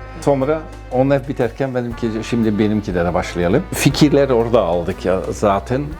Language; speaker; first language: Turkish; non-native, fluent; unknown